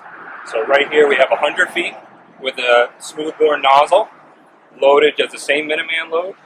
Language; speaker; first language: English; native; English